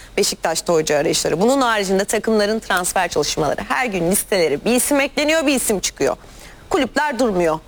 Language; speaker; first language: Turkish; native; Turkish